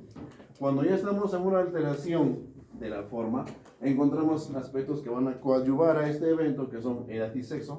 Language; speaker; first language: Spanish; native; Spanish